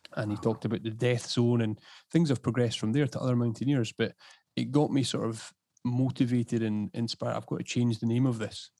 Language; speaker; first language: English; native; English